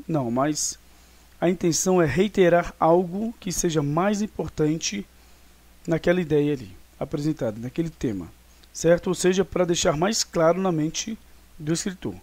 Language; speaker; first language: Portuguese; native; Portuguese